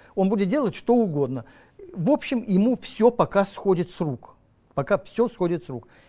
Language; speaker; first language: Russian; native; Russian